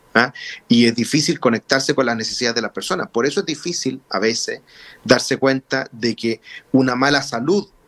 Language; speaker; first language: Spanish; native; Spanish